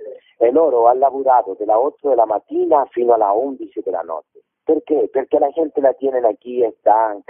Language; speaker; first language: Italian; non-native, learner; Spanish